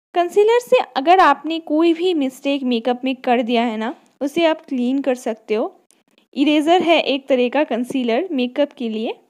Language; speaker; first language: Hindi; non-native, local second language; Bangla